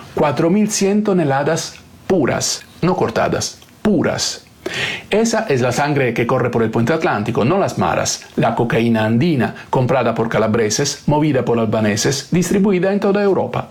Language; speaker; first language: Spanish; non-native, fluent; Italian